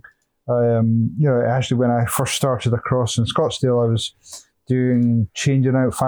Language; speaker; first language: English; native; English